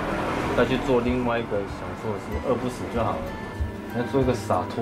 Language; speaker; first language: Chinese; native; Chinese